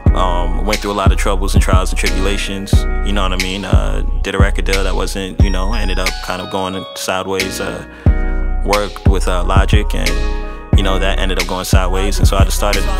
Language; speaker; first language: English; native; English